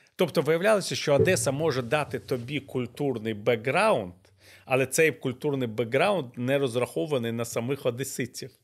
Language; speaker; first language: Ukrainian; native; Ukrainian